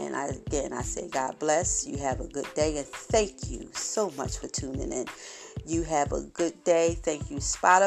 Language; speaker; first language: English; native; English